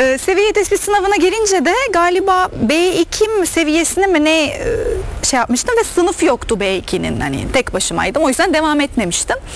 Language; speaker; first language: Turkish; non-native, fluent; Arabic